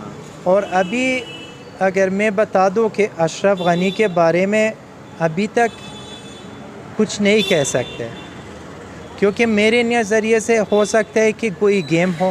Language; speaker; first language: Hindi; non-native, learner; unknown